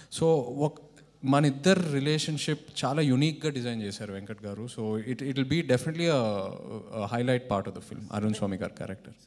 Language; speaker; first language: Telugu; native; Telugu